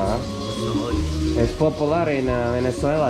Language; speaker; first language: Spanish; non-native, learner; Croatian